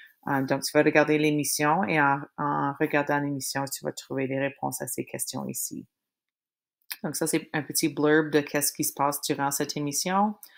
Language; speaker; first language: French; native; French